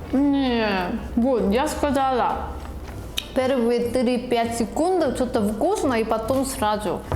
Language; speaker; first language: Russian; non-native, learner; Korean